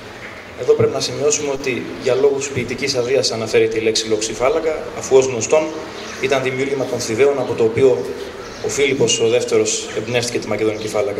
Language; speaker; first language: Greek; native; Greek